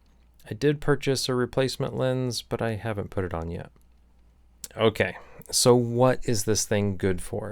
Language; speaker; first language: English; native; English